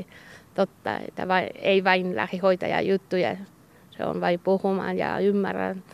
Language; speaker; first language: Finnish; non-native, learner; Basque